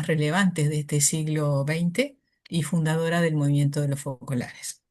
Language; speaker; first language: Spanish; native; Spanish